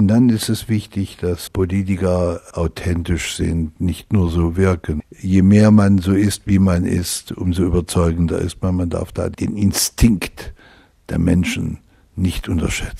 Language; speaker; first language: German; native; German